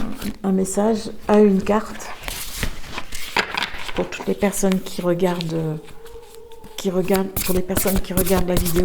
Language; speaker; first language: French; native; French